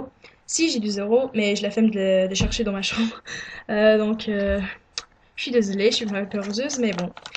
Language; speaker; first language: French; non-native, learner; English